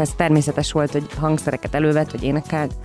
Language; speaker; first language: Hungarian; native; Hungarian